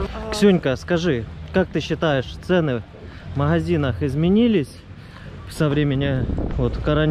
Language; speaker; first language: Russian; native; Russian